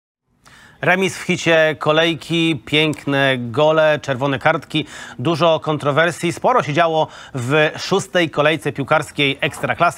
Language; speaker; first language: Polish; native; Polish